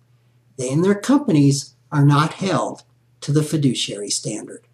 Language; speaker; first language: English; native; English